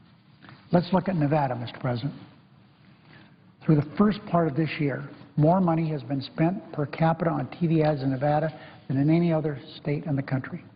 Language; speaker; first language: English; native; English